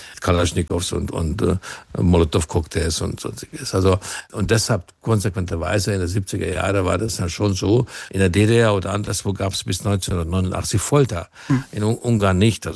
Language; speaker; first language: German; non-native, fluent; Hungarian